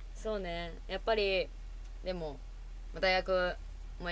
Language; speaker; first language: Japanese; native; Japanese